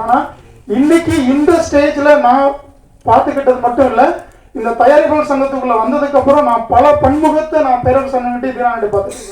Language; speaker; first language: Tamil; native; Tamil